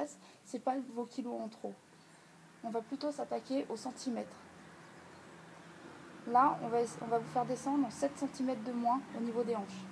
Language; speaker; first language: French; native; French